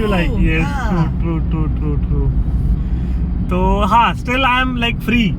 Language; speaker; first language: English; non-native, local second language; Hindi